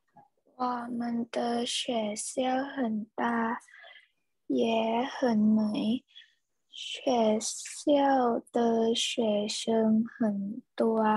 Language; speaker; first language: Chinese; non-native, learner; Thai